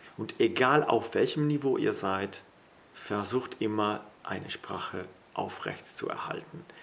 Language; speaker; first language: German; non-native, fluent; Italian